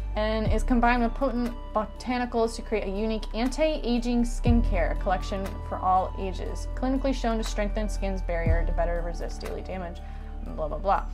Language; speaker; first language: English; native; English